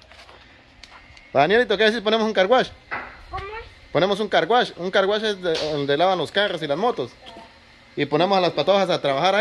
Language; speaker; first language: Spanish; native; Spanish